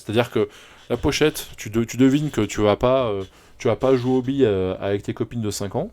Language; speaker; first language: French; native; French